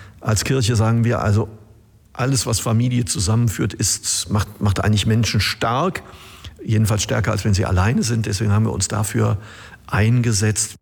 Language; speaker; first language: German; native; German